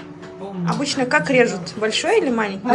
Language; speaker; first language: Russian; non-native, local second language; Kazakh